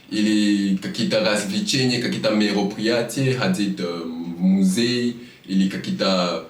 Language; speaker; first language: Russian; non-native, fluent; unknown